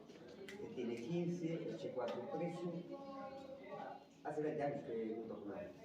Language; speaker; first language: Spanish; non-native, local second language; Galician